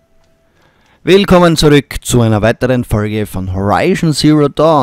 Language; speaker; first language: German; native; German